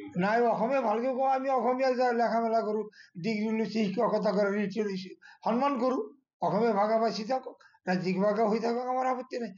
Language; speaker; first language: Assamese; non-native, local second language; Bangla